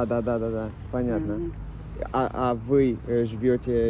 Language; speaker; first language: Russian; non-native, learner; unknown